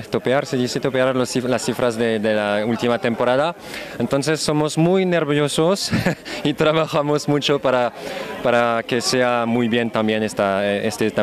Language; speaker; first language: Spanish; non-native, learner; French